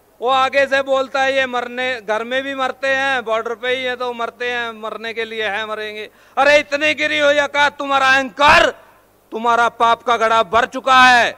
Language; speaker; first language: Hindi; native; Hindi